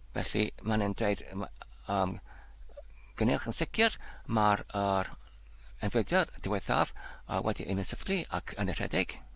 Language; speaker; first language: Welsh; non-native, learner; Polish